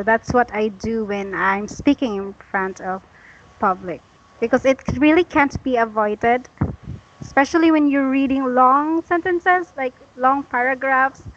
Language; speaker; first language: English; non-native, fluent; Cebuano